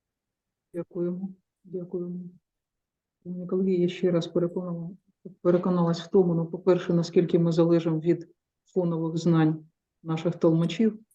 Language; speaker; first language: Ukrainian; native; Ukrainian